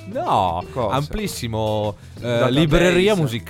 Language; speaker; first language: Italian; native; Italian